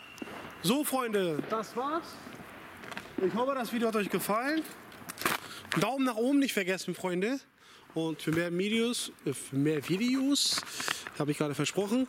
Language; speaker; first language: German; native; German